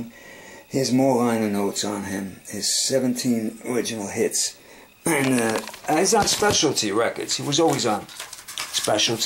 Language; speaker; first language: English; native; English